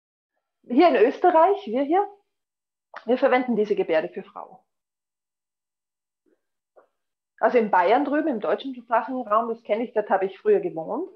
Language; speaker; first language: German; non-native, fluent; Finnish